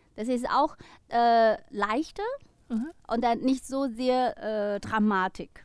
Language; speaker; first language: German; non-native, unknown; Chinese